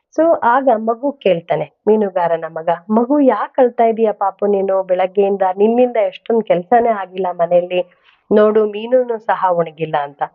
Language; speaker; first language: Kannada; non-native, local second language; Telugu